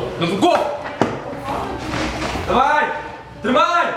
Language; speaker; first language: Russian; non-native, local second language; Ukrainian